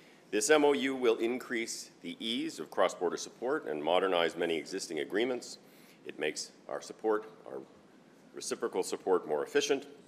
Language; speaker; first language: English; native; English